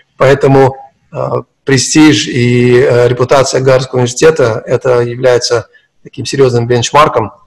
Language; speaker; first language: Russian; non-native, local second language; Uzbek